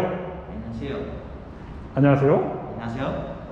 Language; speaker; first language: Korean; non-native, learner; Spanish